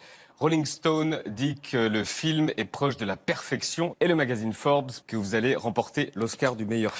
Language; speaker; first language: French; native; French